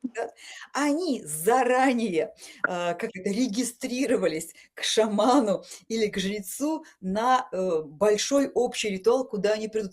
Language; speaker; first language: Russian; native; Russian